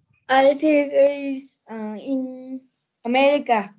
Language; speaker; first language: English; non-native, learner; Vietnamese